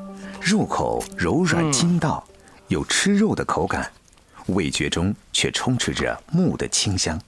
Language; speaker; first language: Chinese; native; Chinese